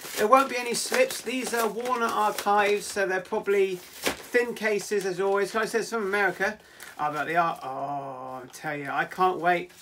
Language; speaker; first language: English; native; English